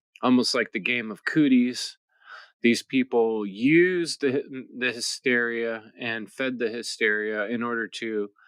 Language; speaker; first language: English; native; English